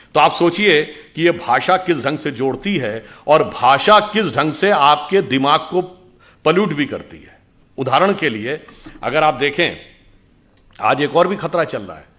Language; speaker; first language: Hindi; native; Hindi